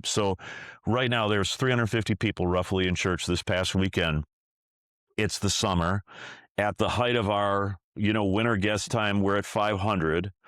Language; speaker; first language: English; native; English